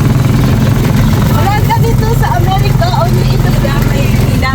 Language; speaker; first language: Filipino; native; Filipino